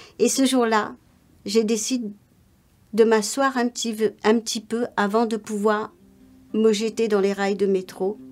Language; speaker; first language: French; non-native, local second language; Morisyen